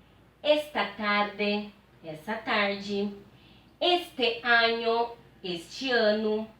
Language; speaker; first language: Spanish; non-native, fluent; Portuguese